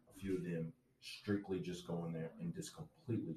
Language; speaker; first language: English; native; English